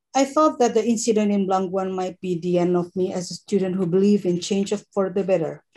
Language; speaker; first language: English; non-native, fluent; Indonesian